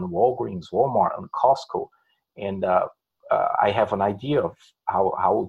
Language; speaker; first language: English; non-native, fluent; Portuguese